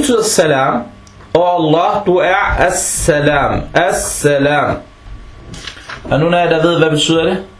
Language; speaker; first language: Danish; early bilingual, other home language; Arabic